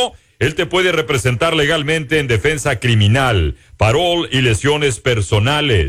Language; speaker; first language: Spanish; native; Spanish